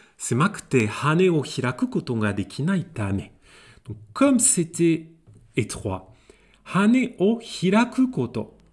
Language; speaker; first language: French; native; French